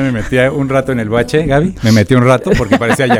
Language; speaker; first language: Spanish; native; Spanish